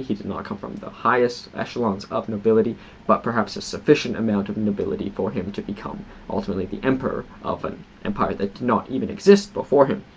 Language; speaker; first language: English; native; English